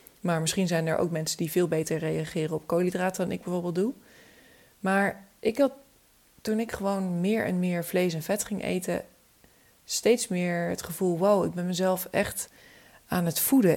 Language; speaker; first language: Dutch; native; Dutch